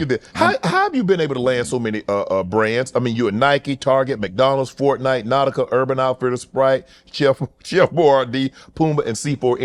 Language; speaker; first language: English; native; English